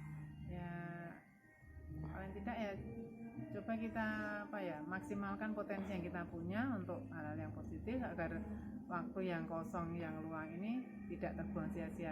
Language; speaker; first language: Indonesian; native; Indonesian